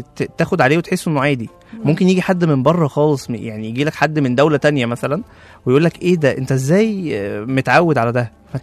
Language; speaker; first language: Arabic; native; Arabic